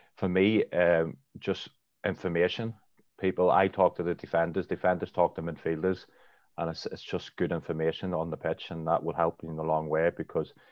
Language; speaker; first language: English; native; English